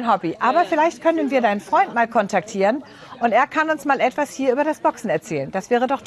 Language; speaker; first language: German; native; German